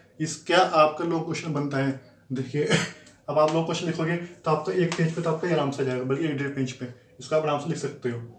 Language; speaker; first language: Hindi; native; Hindi